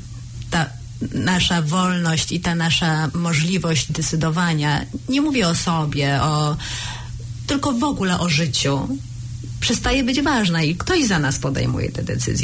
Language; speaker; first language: Polish; native; Polish